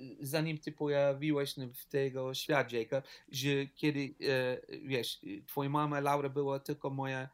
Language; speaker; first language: Polish; non-native, learner; English